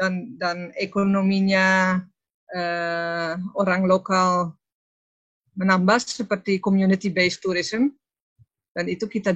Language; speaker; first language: Indonesian; non-native, fluent; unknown